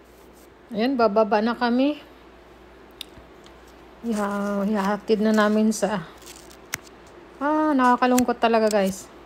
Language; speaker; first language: Filipino; native; Filipino